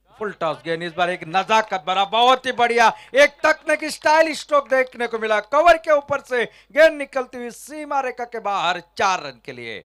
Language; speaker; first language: Hindi; non-native, local second language; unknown